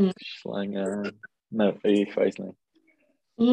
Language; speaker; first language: German; non-native, learner; Czech